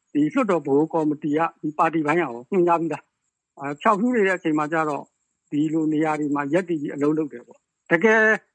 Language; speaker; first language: Burmese; native; Burmese